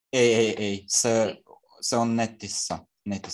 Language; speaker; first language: Finnish; non-native, learner; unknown